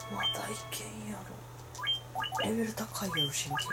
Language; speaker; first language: Japanese; native; Japanese